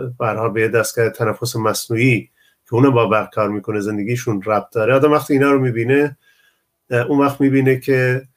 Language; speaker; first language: Persian; non-native, local second language; Central Kurdish